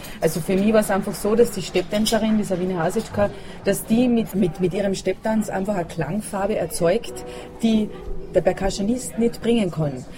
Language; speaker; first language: German; native; German